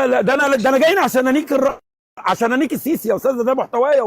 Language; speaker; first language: Arabic; native; Arabic